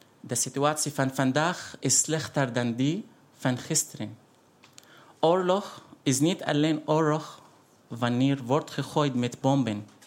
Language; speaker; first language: Dutch; non-native, fluent; Arabic